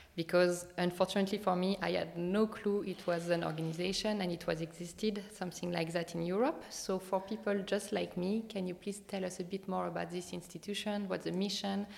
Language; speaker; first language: English; non-native, fluent; French